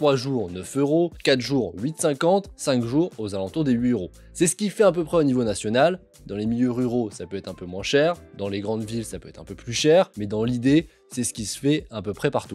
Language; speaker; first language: French; native; French